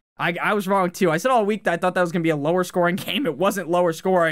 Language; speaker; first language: English; native; English